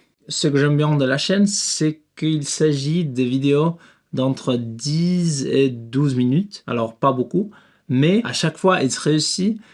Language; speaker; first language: French; non-native, learner; Spanish